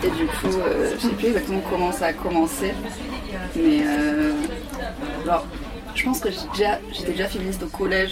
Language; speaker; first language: French; native; French